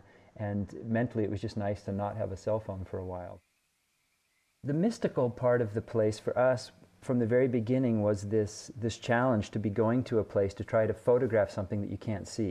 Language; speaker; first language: English; native; English